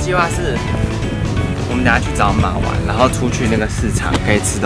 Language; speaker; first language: Chinese; native; Chinese